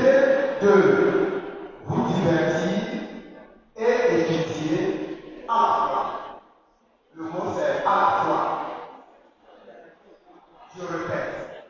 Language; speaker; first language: French; non-native, fluent; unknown